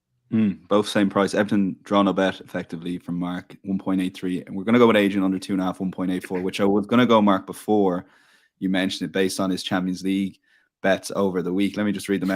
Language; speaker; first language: English; native; English